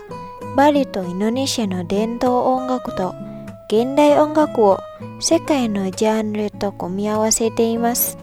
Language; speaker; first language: Japanese; non-native, fluent; Indonesian